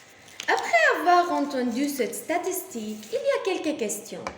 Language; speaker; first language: French; non-native, learner; Arabic